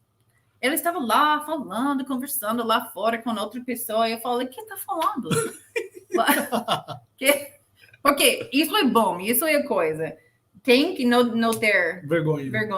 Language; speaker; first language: Portuguese; non-native, learner; English